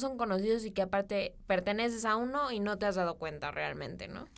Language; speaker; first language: Spanish; native; Spanish